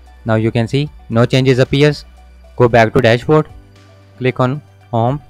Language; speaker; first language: English; non-native, fluent; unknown